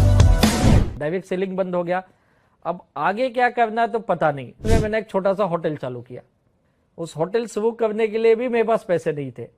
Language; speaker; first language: Hindi; native; Hindi